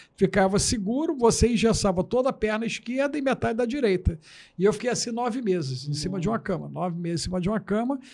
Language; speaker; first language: Portuguese; native; Portuguese